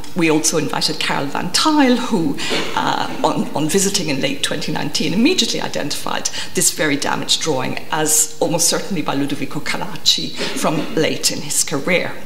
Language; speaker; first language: English; native; English